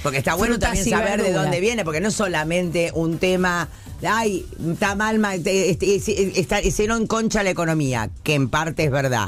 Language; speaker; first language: Spanish; native; Spanish